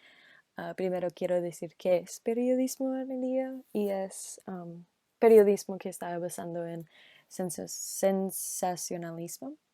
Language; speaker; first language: Spanish; non-native, learner; English